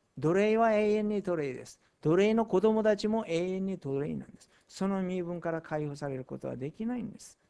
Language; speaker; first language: Japanese; non-native, fluent; Korean